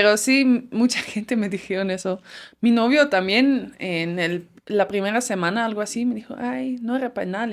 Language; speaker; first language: Spanish; non-native, fluent; Dutch